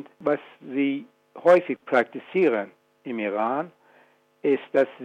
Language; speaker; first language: German; non-native, fluent; Persian